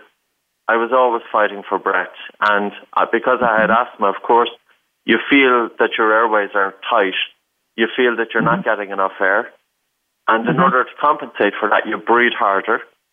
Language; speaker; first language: English; native; English